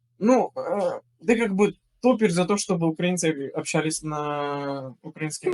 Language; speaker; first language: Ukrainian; non-native, local second language; Russian